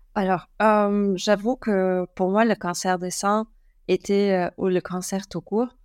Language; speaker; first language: French; early bilingual, other home language; German